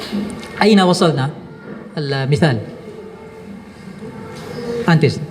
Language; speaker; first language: Arabic; non-native, fluent; Indonesian